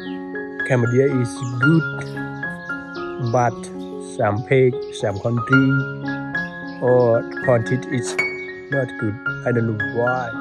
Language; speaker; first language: English; non-native, learner; Khmer